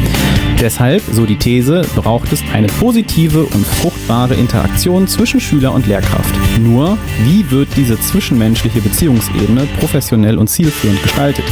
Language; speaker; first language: German; native; German